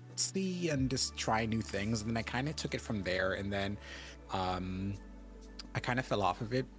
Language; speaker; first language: English; native; English